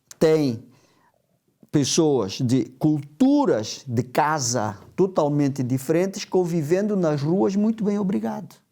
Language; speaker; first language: Portuguese; native; Portuguese